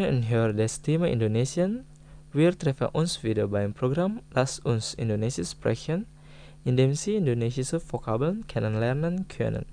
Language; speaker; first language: German; non-native, fluent; Indonesian